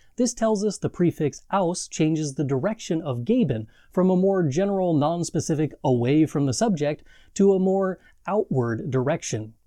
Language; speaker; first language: English; native; English